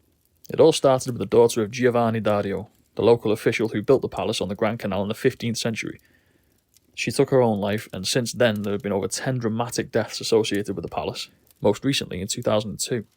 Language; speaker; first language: English; native; English